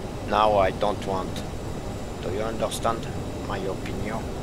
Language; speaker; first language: English; non-native, learner; French